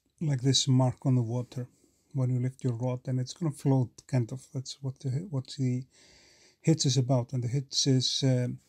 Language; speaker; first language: English; non-native, fluent; Icelandic